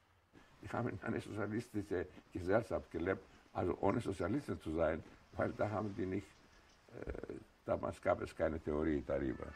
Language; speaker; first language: German; non-native, fluent; Greek